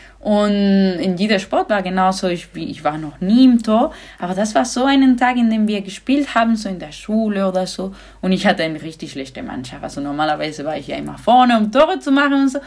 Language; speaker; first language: German; non-native, fluent; Spanish